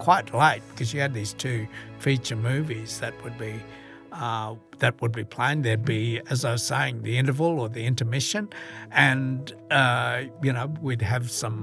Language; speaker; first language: English; native; English